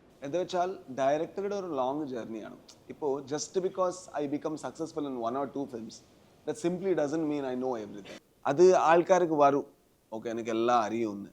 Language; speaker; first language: Malayalam; non-native, learner; Tulu